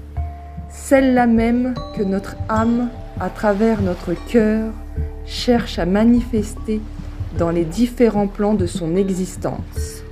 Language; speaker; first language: French; native; French